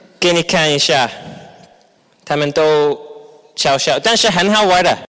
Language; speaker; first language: Chinese; non-native, fluent; English